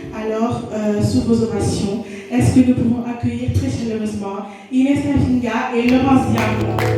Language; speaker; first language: French; native; French